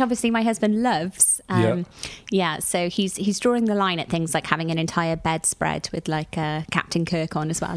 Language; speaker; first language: English; native; English